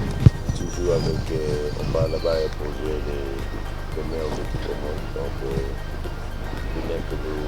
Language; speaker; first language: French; non-native, local second language; Wolof